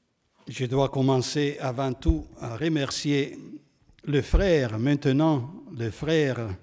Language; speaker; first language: French; non-native, fluent; Italian